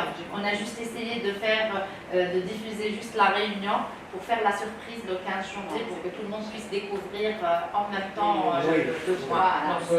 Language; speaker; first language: French; non-native, local second language; Arabic